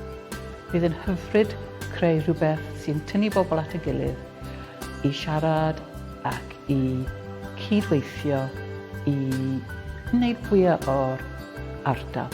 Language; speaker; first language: Welsh; non-native, local second language; English